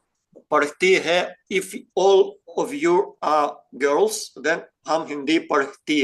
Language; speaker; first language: Hindi; non-native, fluent; Ukrainian